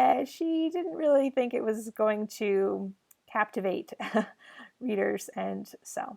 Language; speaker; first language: English; native; English